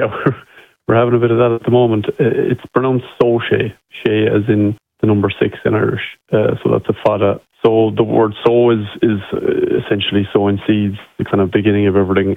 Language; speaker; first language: English; native; English